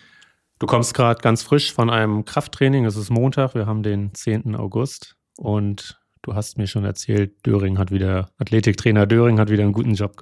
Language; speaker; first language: German; native; German